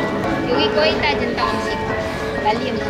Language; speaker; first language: Korean; non-native, learner; Indonesian